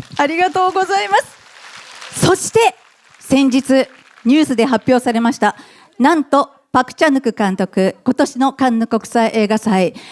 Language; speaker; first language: Japanese; native; Japanese